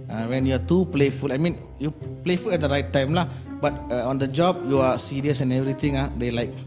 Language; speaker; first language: English; non-native, local second language; Malay